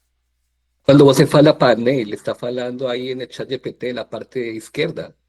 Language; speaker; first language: Portuguese; non-native, fluent; Spanish